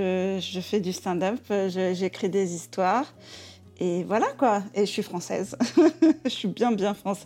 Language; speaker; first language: French; native; French